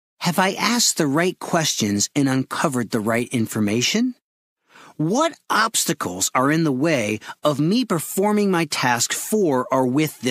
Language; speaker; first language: English; native; English